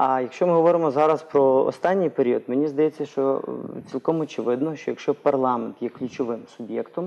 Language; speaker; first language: Ukrainian; native; Ukrainian